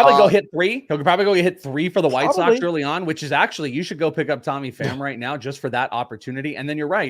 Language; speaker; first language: English; native; English